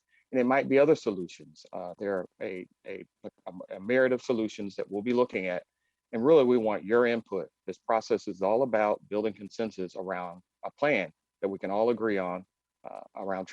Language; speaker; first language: English; native; English